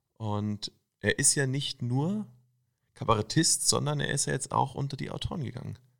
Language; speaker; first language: German; native; German